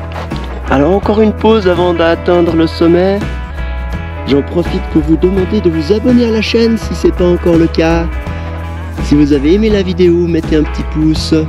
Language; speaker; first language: French; native; French